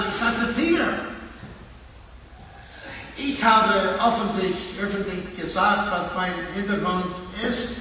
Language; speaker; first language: German; non-native, fluent; English